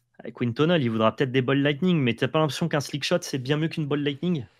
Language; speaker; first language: French; native; French